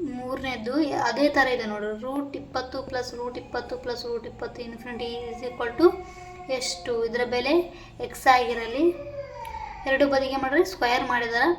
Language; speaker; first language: Kannada; native; Kannada